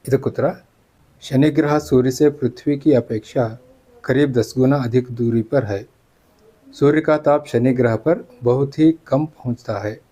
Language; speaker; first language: Hindi; non-native, local second language; Kannada